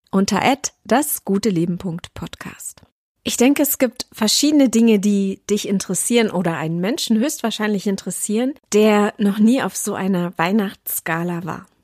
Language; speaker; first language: German; native; German